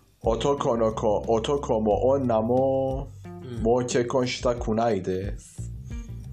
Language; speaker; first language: Japanese; non-native, fluent; Persian